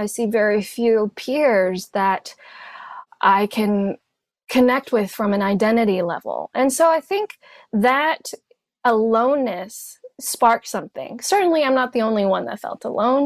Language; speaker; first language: English; non-native, local second language; Cantonese